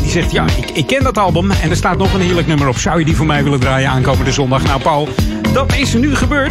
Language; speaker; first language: Dutch; native; Dutch